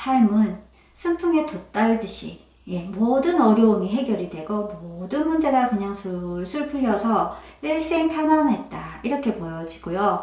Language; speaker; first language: Korean; native; Korean